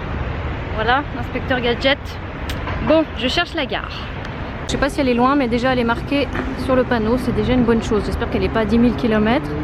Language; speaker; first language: French; native; French